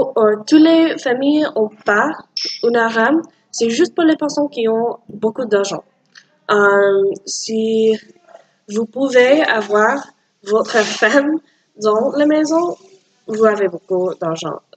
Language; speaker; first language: French; non-native, learner; English